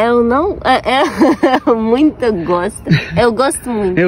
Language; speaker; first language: Portuguese; non-native, learner; Russian